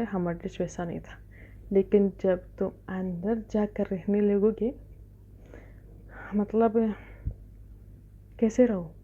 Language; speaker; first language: Hindi; non-native, fluent; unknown